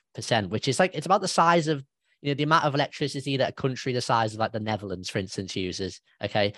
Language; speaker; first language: English; native; English